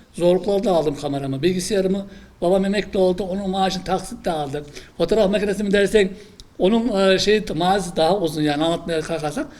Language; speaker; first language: Turkish; native; Turkish